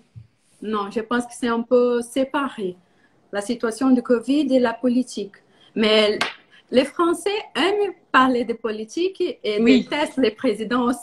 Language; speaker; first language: French; non-native, learner; Portuguese